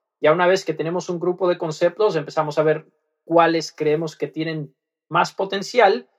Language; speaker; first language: Spanish; non-native, fluent; Dutch